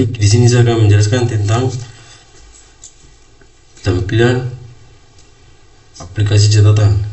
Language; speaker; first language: Indonesian; native; Indonesian